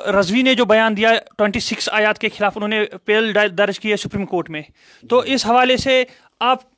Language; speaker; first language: Hindi; non-native, local second language; Kashmiri